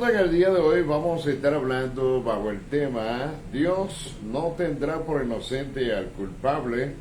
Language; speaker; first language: Spanish; native; Spanish